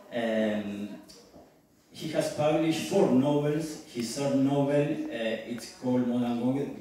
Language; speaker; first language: English; non-native, learner; Spanish